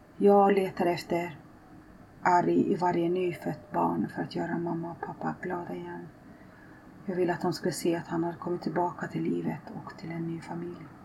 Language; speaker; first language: Swedish; early bilingual, other home language; Finnish